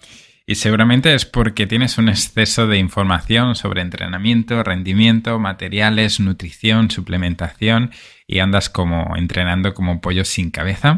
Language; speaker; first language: Spanish; native; Spanish